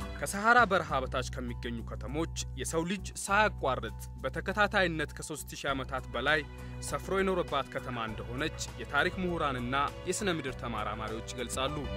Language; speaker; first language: Amharic; native; Amharic